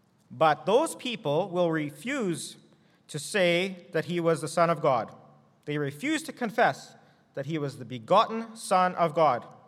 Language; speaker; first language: English; native; English